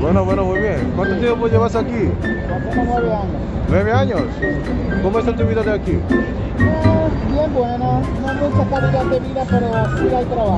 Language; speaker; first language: Spanish; non-native, learner; Korean